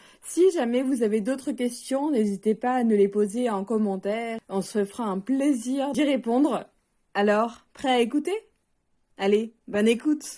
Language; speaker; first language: French; native; French